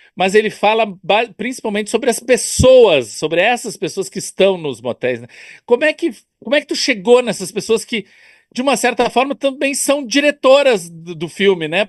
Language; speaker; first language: Portuguese; native; Portuguese